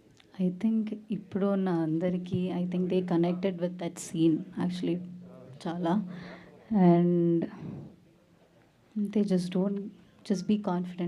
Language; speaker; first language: Telugu; non-native, learner; Malayalam